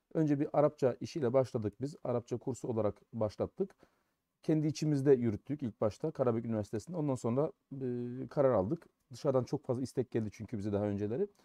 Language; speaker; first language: Turkish; early bilingual, heritage; German